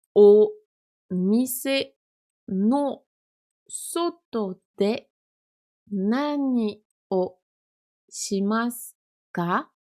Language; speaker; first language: Japanese; non-native, fluent; French